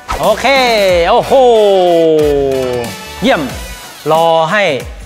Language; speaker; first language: Thai; native; Thai